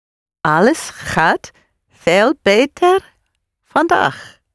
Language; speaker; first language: Dutch; non-native, learner; English